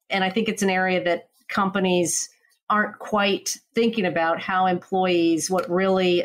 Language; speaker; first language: English; native; English